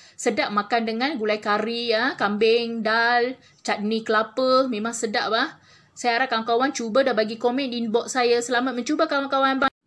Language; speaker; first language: Malay; non-native, local second language; Tamil